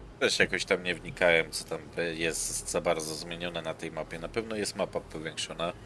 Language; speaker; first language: Polish; native; Polish